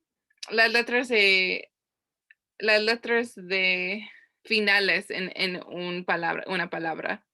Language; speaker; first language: Spanish; non-native, learner; English